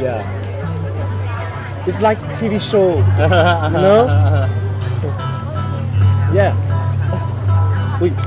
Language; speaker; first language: English; non-native, learner; French